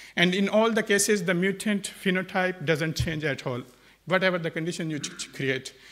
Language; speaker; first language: English; non-native, fluent; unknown